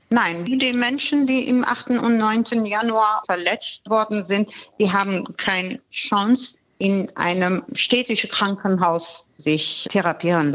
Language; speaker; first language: German; non-native, fluent; Persian